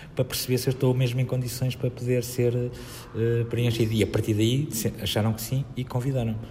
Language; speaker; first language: Portuguese; native; Portuguese